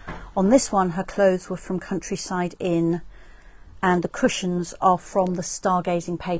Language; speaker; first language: English; native; English